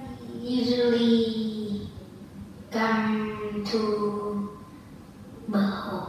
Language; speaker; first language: English; non-native, learner; Vietnamese